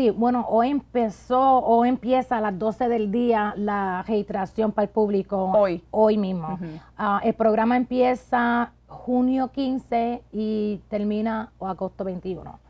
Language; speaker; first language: Spanish; early bilingual, heritage; Spanish